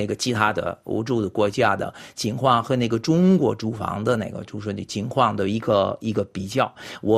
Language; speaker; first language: Chinese; non-native, fluent; French